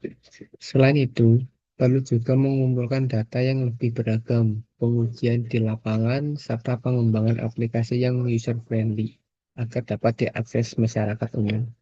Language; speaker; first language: Indonesian; native; Indonesian